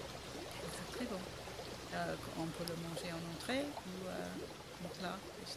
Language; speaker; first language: French; non-native, fluent; English